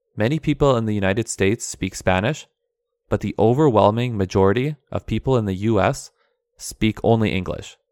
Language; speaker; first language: English; early bilingual, other home language; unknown